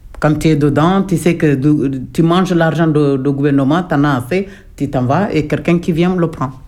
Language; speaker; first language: French; non-native, local second language; Jola-Fonyi